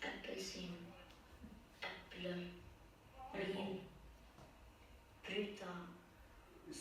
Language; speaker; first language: Swedish; non-native, learner; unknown